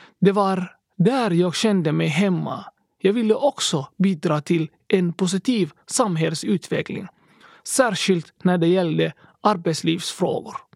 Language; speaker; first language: Swedish; early bilingual, other home language; Somali